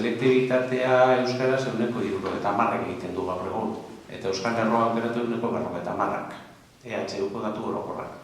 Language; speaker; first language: Basque; non-native, local second language; Spanish